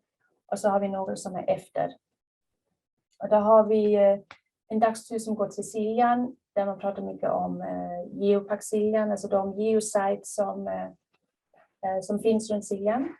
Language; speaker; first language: Swedish; native; Swedish